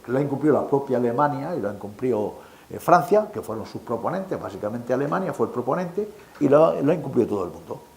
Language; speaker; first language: Spanish; native; Spanish